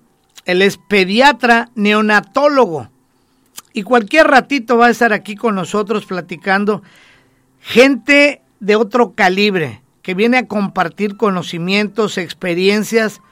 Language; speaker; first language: Spanish; native; Spanish